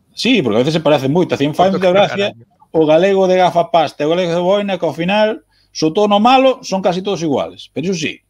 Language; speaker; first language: Galician; native; Galician